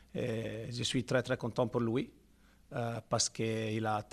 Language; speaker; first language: French; non-native, learner; Italian